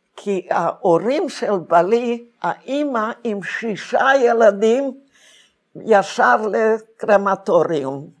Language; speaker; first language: Hebrew; non-native, fluent; Hungarian